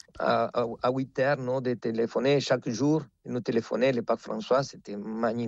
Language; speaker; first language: French; non-native, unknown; Spanish